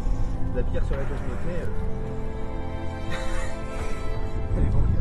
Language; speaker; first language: French; native; French